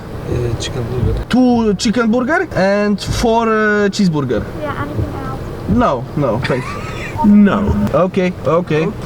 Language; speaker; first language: English; non-native, learner; Polish